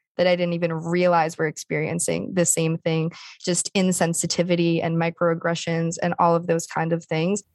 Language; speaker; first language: English; native; English